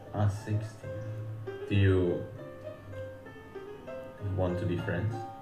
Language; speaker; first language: English; non-native, fluent; Indonesian